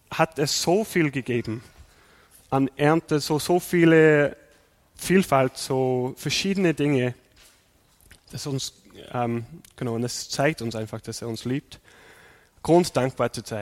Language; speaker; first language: German; non-native, fluent; English